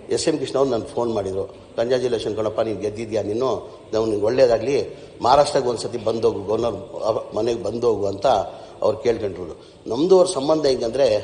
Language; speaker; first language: Kannada; non-native, local second language; Urdu